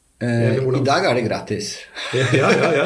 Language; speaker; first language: Norwegian; non-native, fluent; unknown